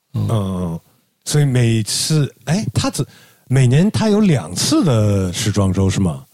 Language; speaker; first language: Chinese; native; Chinese